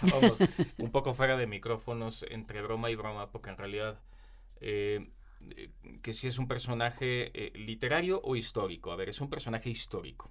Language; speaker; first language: Spanish; native; Spanish